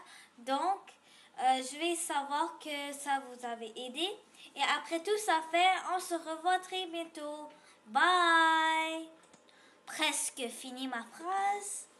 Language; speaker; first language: French; non-native, local second language; English